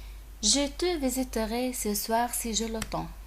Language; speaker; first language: French; non-native, fluent; Arabic